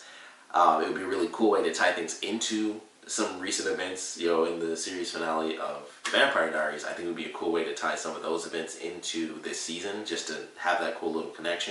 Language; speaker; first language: English; native; English